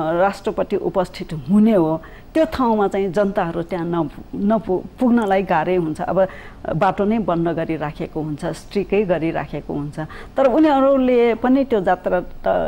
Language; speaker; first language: Nepali; non-native, local second language; Newari